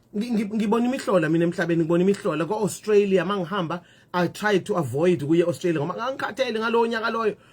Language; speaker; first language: Zulu; native; Zulu